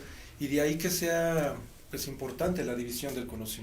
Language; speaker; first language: Spanish; native; Spanish